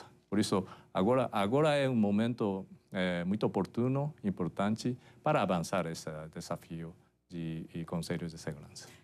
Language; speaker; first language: Portuguese; non-native, fluent; Japanese